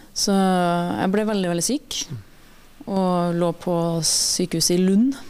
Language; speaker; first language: Norwegian; native; Norwegian